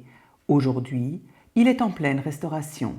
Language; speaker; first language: French; native; French